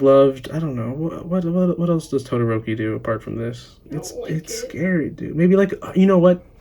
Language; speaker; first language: English; native; English